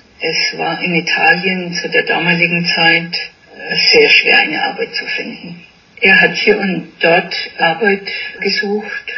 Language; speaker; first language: German; early bilingual, other home language; Italian